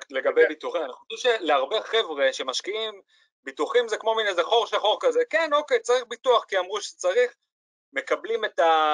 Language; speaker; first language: Hebrew; native; Hebrew